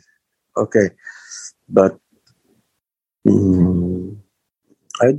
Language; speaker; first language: English; non-native, learner; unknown